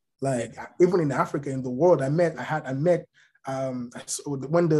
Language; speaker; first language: English; non-native, local second language; Yoruba